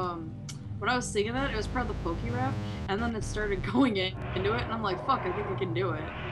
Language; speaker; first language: English; native; English